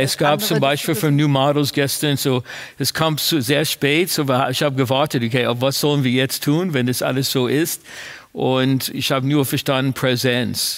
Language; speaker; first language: German; non-native, fluent; English